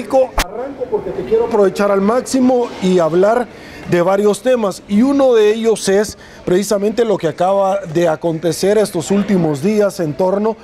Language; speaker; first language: Spanish; native; Spanish